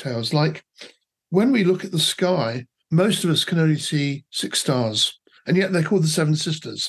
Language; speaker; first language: English; native; English